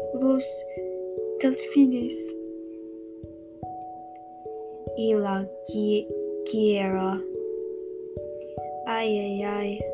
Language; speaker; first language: Spanish; non-native, learner; English